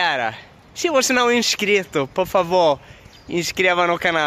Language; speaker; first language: Portuguese; non-native, fluent; Swedish